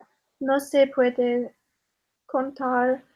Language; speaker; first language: Spanish; non-native, learner; English